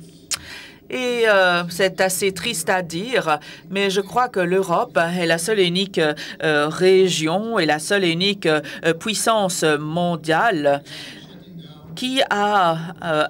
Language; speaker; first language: French; native; French